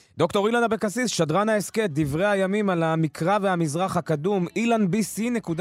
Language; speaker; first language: Hebrew; early bilingual, other home language; Russian